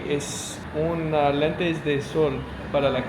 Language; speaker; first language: Spanish; non-native, learner; English